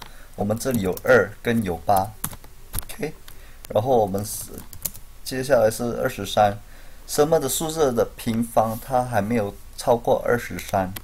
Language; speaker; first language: Chinese; non-native, fluent; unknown